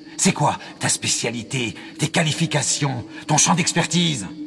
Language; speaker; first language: French; native; French